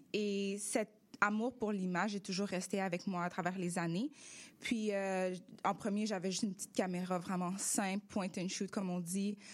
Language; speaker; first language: French; early bilingual, other home language; Russian